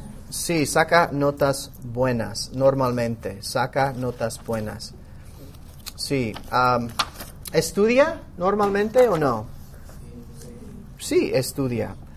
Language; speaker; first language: Spanish; non-native, fluent; English